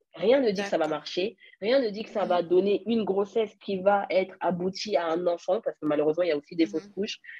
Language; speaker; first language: French; early bilingual, other home language; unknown